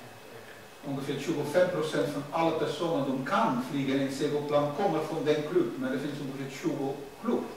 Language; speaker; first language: Swedish; non-native, learner; Dutch